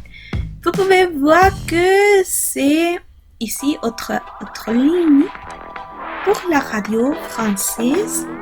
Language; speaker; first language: French; non-native, learner; Spanish